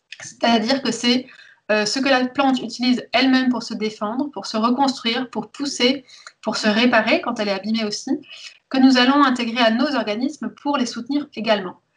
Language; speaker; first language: French; early bilingual, heritage; French